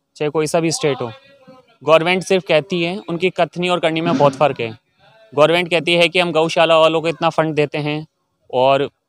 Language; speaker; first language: Hindi; native; Hindi